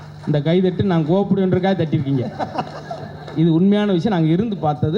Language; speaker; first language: Tamil; native; Tamil